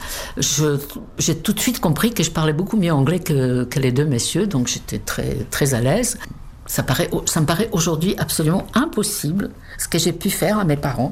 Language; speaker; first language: French; non-native, fluent; Czech